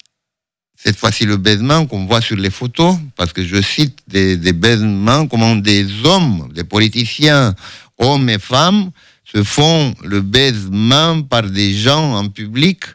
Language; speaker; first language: French; non-native, fluent; Romanian